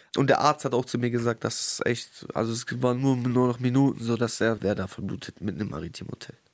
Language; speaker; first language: German; early bilingual, other home language; Russian